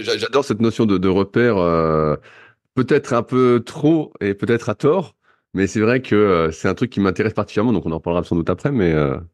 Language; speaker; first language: French; native; French